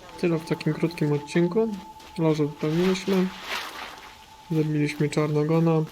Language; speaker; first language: Polish; native; Polish